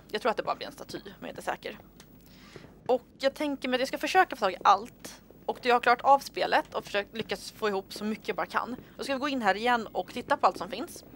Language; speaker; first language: Swedish; native; Swedish